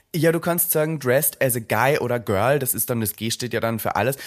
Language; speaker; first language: German; native; German